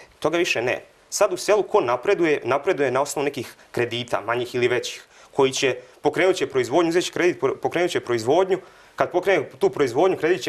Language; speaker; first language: Croatian; native; Croatian